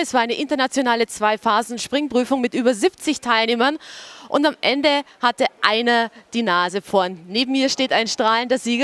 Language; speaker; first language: German; native; German